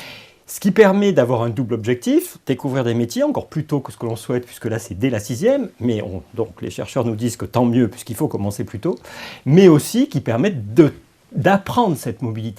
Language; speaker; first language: French; native; French